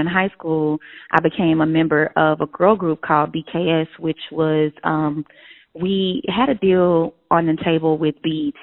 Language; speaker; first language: English; native; English